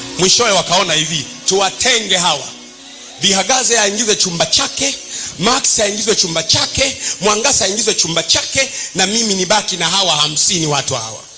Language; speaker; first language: Swahili; native; Swahili